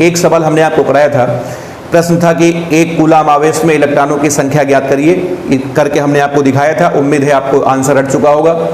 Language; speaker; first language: Hindi; native; Hindi